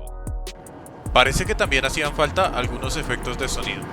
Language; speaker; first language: Spanish; native; Spanish